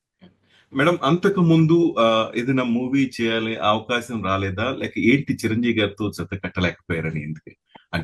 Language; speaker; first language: Telugu; native; Telugu